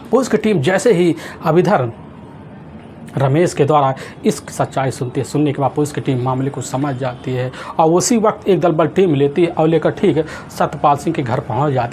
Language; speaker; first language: Hindi; native; Hindi